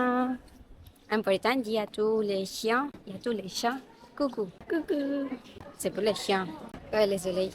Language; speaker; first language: French; non-native, learner; Spanish